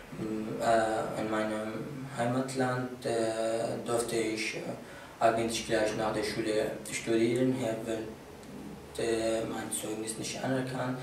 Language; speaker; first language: German; non-native, fluent; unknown